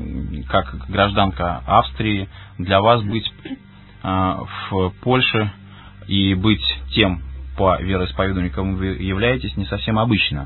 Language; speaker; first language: Russian; native; Russian